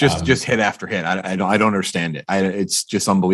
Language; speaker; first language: English; native; English